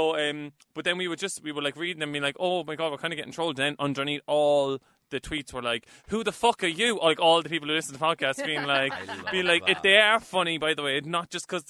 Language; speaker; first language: English; native; English